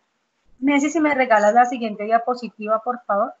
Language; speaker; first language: Spanish; native; Spanish